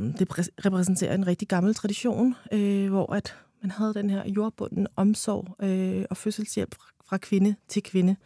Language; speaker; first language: Danish; early bilingual, other home language; Romanian